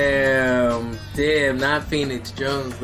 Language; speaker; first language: English; native; English